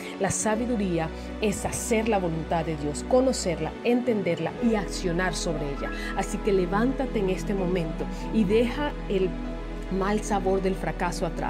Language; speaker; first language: Spanish; native; Spanish